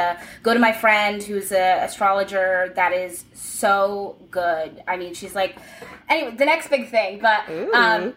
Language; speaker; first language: English; native; English